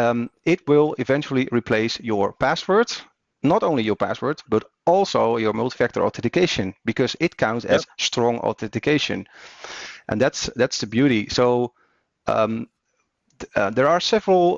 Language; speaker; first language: English; non-native, fluent; Dutch